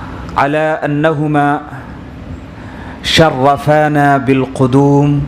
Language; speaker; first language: Arabic; non-native, fluent; Urdu